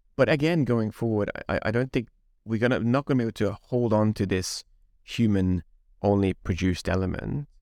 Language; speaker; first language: English; non-native, fluent; Hungarian